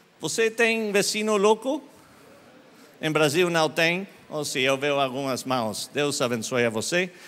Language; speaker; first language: Portuguese; non-native, learner; English